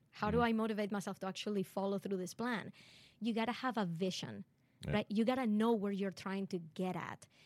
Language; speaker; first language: English; non-native, fluent; Spanish